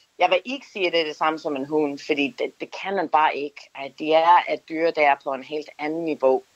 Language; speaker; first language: Danish; non-native, fluent; English